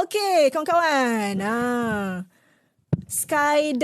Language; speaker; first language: Malay; native; Malay